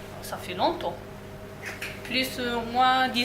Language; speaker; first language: French; native; French